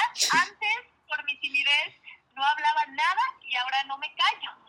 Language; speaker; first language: Spanish; native; Spanish